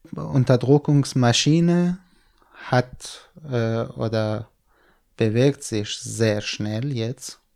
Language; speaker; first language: German; non-native, fluent; Persian